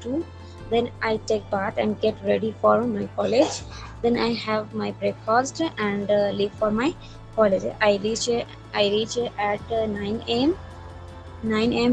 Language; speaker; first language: English; non-native, learner; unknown